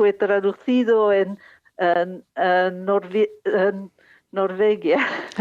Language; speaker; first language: Spanish; non-native, fluent; English